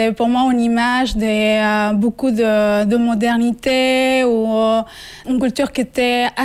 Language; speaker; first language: French; non-native, fluent; Spanish